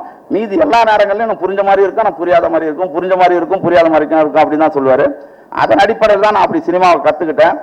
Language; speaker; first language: Tamil; native; Tamil